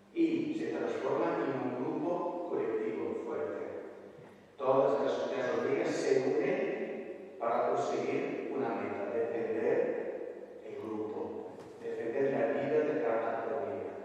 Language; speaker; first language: Spanish; non-native, fluent; Italian